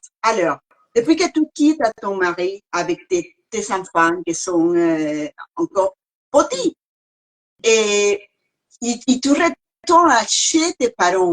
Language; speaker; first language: French; non-native, learner; Spanish